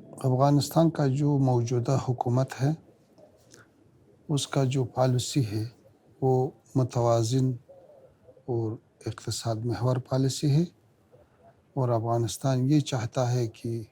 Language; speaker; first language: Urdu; non-native, learner; Pashto